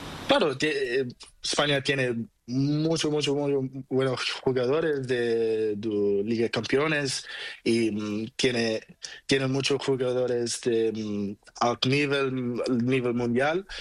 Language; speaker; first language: Spanish; non-native, learner; Portuguese